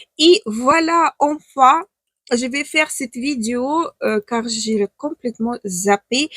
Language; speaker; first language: French; non-native, fluent; Ukrainian